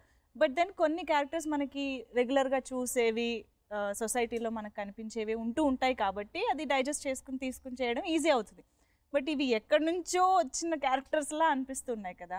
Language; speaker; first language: Telugu; native; Telugu